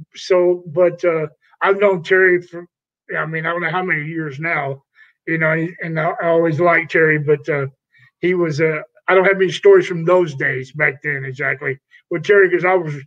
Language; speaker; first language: English; native; English